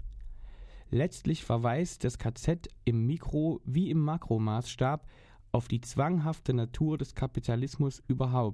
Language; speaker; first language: German; native; German